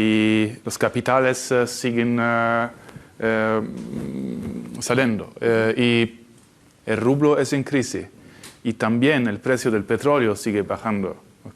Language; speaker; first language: Spanish; non-native, fluent; Italian